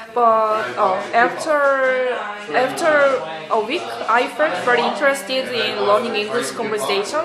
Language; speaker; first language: English; non-native, learner; Korean